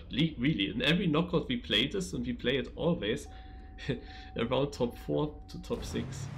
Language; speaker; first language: English; non-native, fluent; German